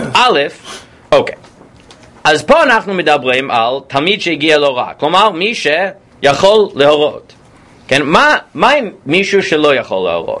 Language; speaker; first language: Hebrew; non-native, fluent; English